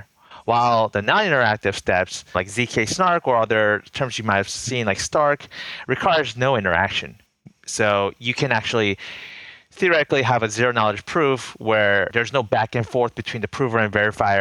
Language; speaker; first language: English; native; English